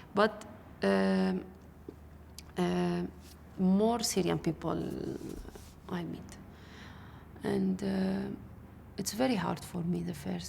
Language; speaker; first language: English; non-native, learner; Arabic